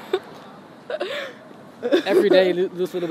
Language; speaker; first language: English; non-native, fluent; Dutch